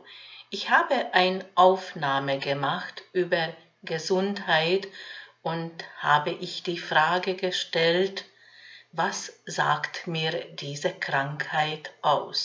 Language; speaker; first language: German; non-native, fluent; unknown